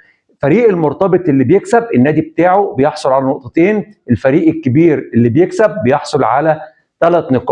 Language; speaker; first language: Arabic; native; Arabic